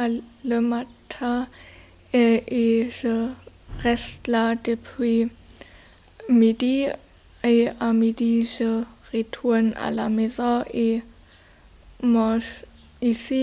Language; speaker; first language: French; non-native, learner; German